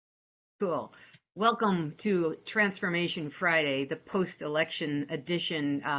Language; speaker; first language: English; native; English